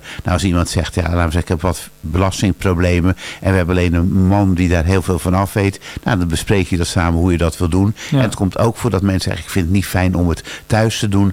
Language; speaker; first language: Dutch; native; Dutch